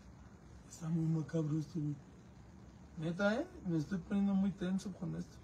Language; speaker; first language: Spanish; native; Spanish